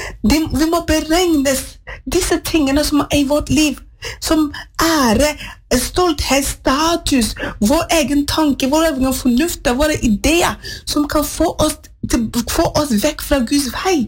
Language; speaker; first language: Norwegian; non-native, fluent; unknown